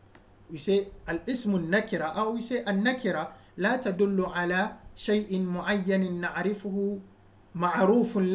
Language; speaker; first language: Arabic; non-native, fluent; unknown